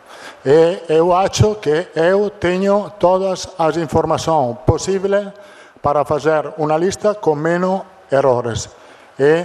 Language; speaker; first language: Portuguese; non-native, fluent; Italian